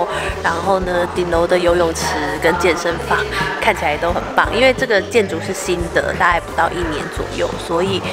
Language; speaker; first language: Chinese; native; Chinese